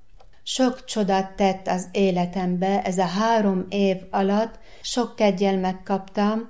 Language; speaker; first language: Hungarian; non-native, learner; Arabic